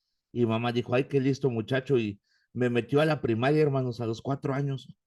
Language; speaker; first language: Spanish; native; Spanish